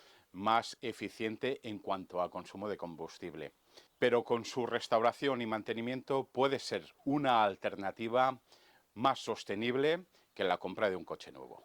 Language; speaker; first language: Spanish; native; Spanish